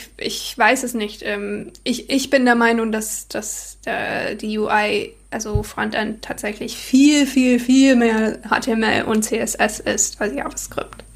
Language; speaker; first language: German; non-native, fluent; English